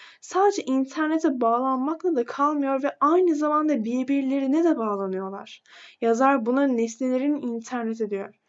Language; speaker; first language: Turkish; native; Turkish